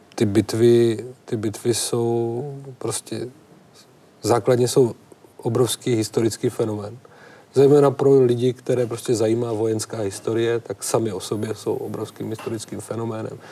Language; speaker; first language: Czech; native; Czech